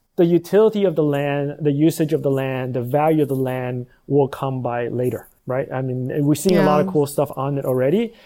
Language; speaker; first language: English; non-native, fluent; Chinese